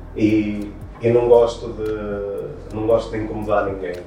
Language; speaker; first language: Portuguese; native; Portuguese